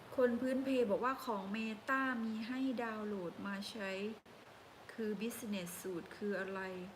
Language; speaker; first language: Thai; native; Thai